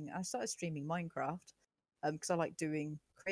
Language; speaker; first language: English; native; English